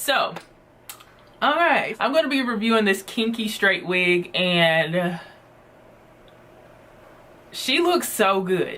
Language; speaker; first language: English; native; English